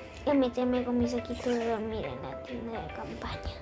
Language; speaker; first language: Spanish; native; Spanish